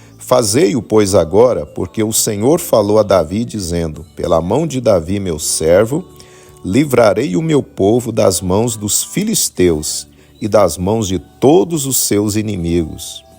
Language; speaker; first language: Portuguese; native; Portuguese